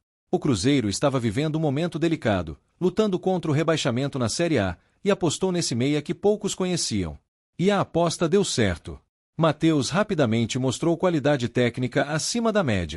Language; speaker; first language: Portuguese; native; Portuguese